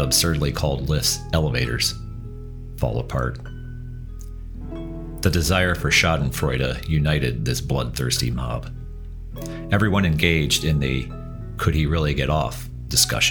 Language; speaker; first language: English; native; English